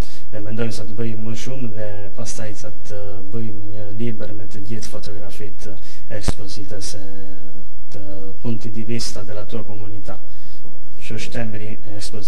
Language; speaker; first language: Albanian; early bilingual, heritage; Albanian